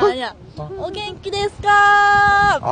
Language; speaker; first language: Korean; non-native, learner; Japanese